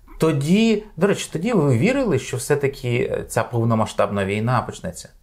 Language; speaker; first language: Ukrainian; native; Ukrainian